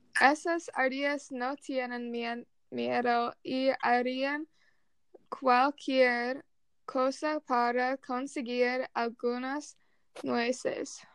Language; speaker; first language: Spanish; non-native, learner; English